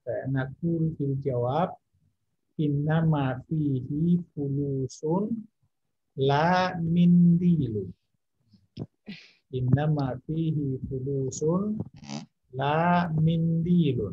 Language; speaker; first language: Arabic; non-native, fluent; Indonesian